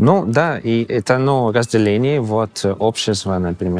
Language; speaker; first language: Russian; non-native, fluent; English